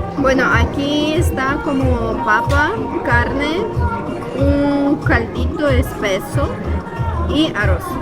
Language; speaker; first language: Spanish; non-native, fluent; Ukrainian